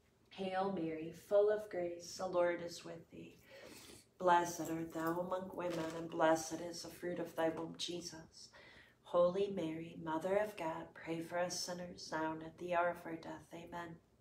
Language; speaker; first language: English; native; English